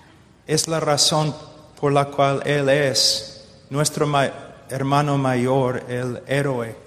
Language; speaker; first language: Spanish; non-native, fluent; English